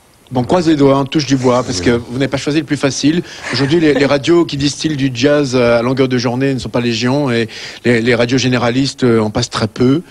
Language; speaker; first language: French; native; French